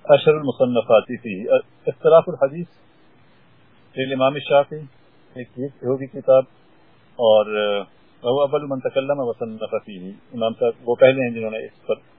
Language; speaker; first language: Urdu; native; Urdu